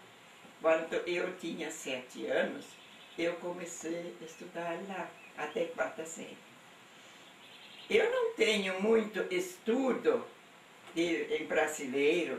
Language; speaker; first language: Portuguese; non-native, local second language; German